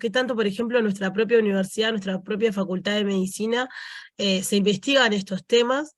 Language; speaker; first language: Spanish; native; Spanish